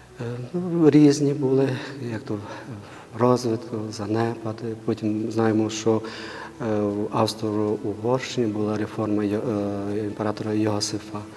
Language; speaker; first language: Ukrainian; native; Ukrainian